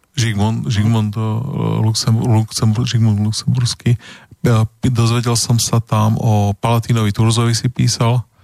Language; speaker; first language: Slovak; native; Slovak